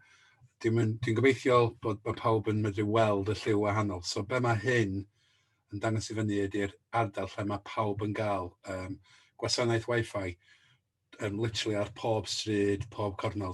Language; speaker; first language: Welsh; native; Welsh